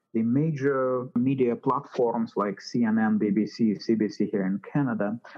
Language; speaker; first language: English; non-native, fluent; Ukrainian